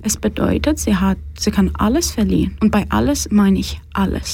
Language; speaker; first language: German; non-native, fluent; Persian